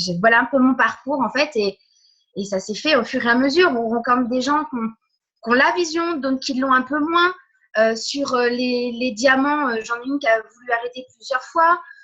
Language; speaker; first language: French; early bilingual, other home language; Portuguese